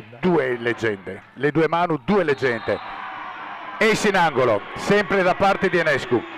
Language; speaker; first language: Italian; native; Italian